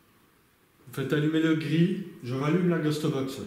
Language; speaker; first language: French; native; French